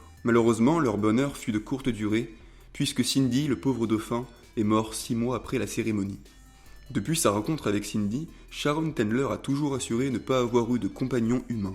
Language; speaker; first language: French; native; French